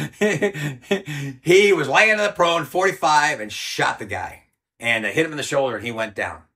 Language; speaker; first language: English; native; English